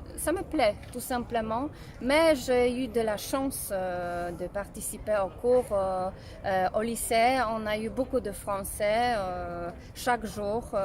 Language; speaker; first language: French; non-native, fluent; Polish